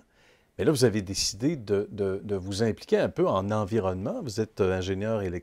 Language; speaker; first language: French; native; French